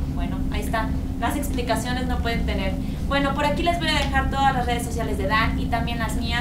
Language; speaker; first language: Spanish; native; Spanish